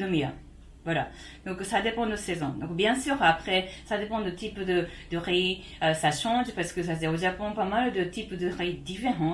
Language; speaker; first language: French; non-native, learner; Japanese